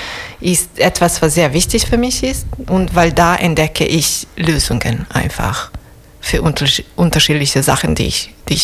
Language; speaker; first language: German; non-native, fluent; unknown